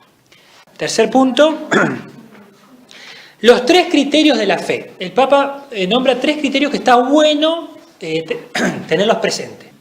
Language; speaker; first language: Spanish; native; Spanish